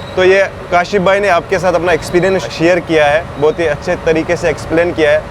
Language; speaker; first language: Hindi; non-native, local second language; Kashmiri